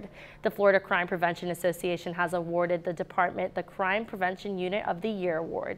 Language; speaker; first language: English; native; English